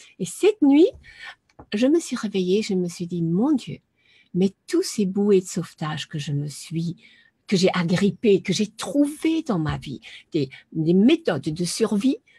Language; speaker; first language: French; non-native, fluent; German